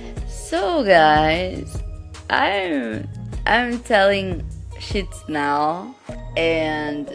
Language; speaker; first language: English; non-native, learner; Portuguese